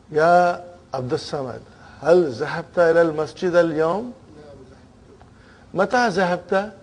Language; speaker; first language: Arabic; non-native, fluent; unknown